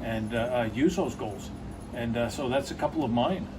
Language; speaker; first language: English; native; English